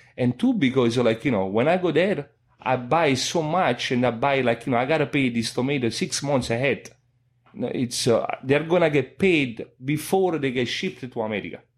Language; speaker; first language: English; non-native, fluent; Italian